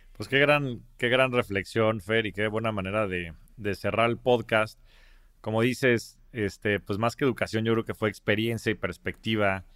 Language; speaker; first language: Spanish; native; Spanish